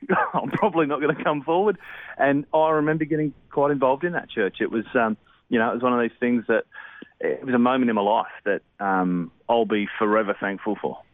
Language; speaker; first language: English; native; English